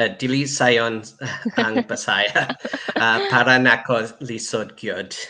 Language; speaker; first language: Cebuano; non-native, learner; English